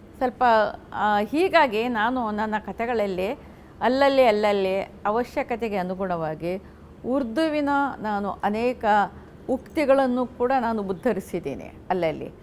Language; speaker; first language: Kannada; non-native, local second language; Urdu